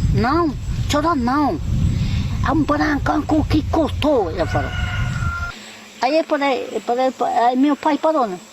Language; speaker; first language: Portuguese; non-native, local second language; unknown